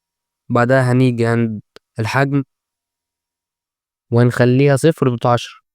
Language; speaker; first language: Arabic; native; Arabic